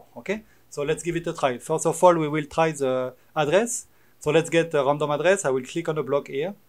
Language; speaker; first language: English; non-native, fluent; French